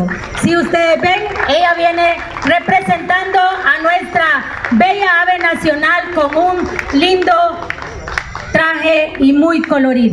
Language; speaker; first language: Spanish; native; Spanish